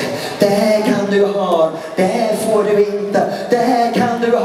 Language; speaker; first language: Swedish; non-native, fluent; English